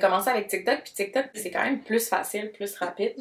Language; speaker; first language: French; native; French